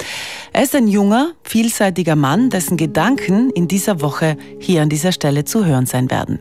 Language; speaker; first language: German; native; German